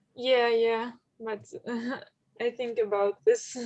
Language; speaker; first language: English; non-native, learner; Russian